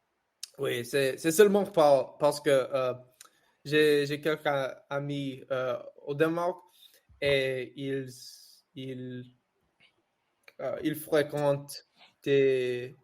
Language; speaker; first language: French; non-native, learner; English